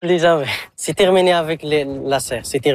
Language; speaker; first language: French; non-native, local second language; Arabic